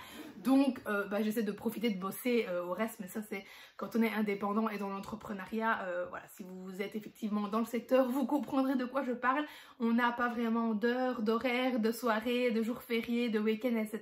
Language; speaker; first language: French; native; French